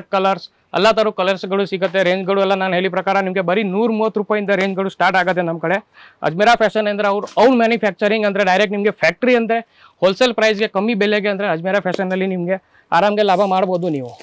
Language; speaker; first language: Kannada; non-native, fluent; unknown